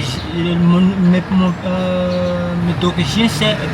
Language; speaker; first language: French; non-native, local second language; Malagasy